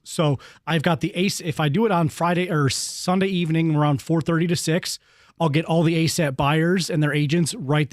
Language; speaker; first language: English; native; English